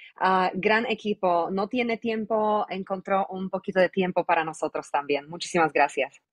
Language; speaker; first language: Spanish; non-native, fluent; Slovak